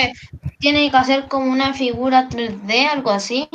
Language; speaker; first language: Spanish; native; Spanish